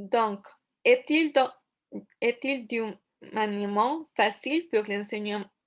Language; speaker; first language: French; non-native, fluent; Spanish